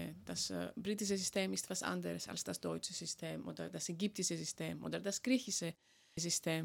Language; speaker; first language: German; non-native, fluent; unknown